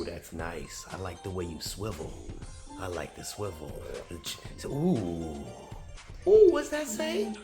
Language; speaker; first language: English; native; English